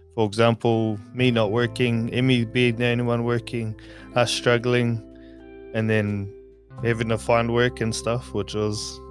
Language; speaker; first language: English; native; English